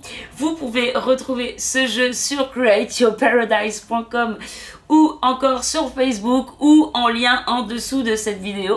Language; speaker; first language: French; native; French